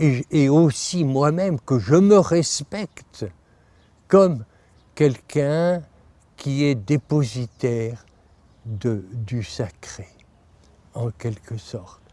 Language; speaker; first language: French; native; French